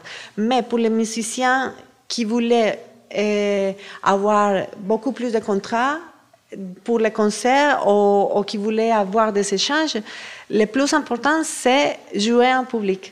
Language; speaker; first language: French; non-native, fluent; Spanish